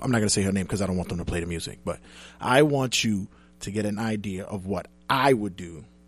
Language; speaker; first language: English; native; English